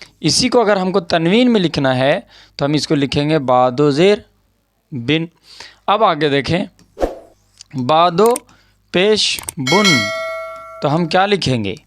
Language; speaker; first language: Urdu; native; Urdu